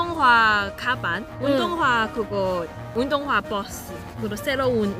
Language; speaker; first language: Korean; non-native, learner; Cantonese